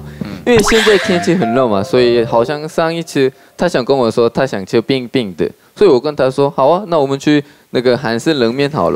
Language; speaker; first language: Chinese; non-native, fluent; Korean